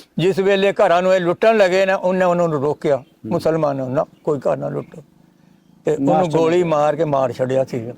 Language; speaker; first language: Punjabi; native; Punjabi